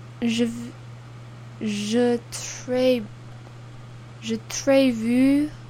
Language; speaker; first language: French; non-native, learner; English